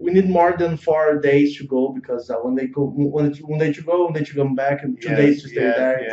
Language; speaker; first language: English; non-native, learner; Portuguese